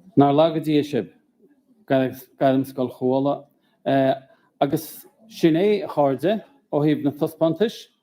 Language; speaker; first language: Irish; native; Irish